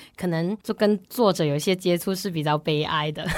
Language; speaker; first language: Chinese; non-native, local second language; Cantonese